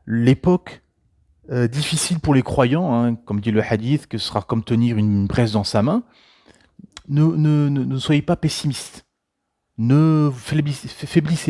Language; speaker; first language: French; native; French